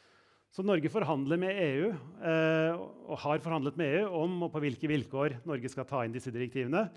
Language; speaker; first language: Norwegian; native; Norwegian